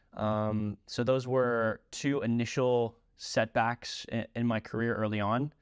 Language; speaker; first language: English; native; English